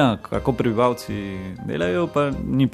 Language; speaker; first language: Slovenian; non-native, learner; Spanish